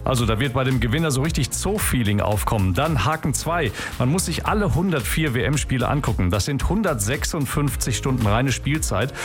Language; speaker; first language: German; native; German